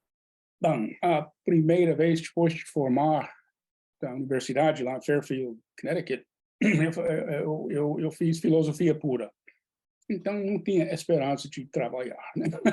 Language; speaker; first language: Portuguese; non-native, fluent; English